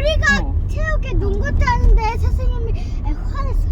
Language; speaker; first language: Korean; early bilingual, other home language; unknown